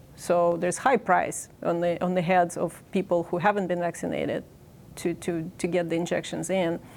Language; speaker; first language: English; non-native, fluent; Ukrainian